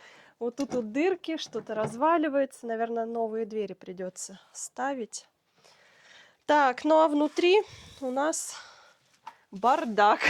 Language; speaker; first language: Russian; native; Russian